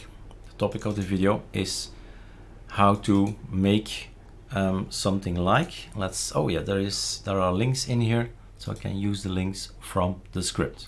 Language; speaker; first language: English; non-native, fluent; Dutch